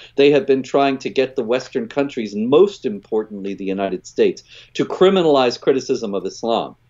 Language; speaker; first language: English; native; English